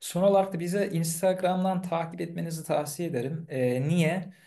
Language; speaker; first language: Turkish; early bilingual, heritage; Turkish